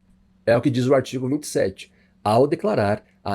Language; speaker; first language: Portuguese; native; Portuguese